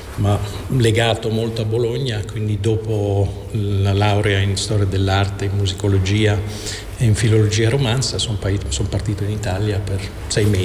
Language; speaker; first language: Italian; non-native, fluent; Dutch